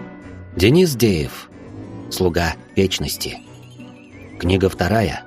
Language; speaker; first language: Russian; native; Russian